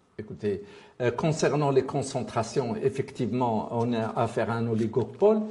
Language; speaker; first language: French; non-native, local second language; Arabic